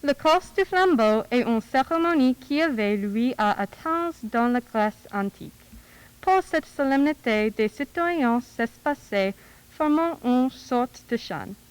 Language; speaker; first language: French; non-native, learner; English